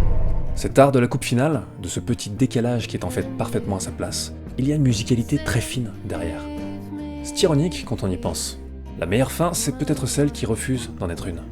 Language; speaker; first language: French; native; French